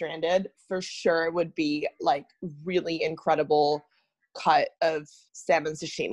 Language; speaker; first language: English; native; English